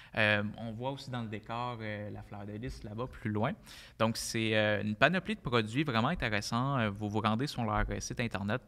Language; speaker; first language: French; native; French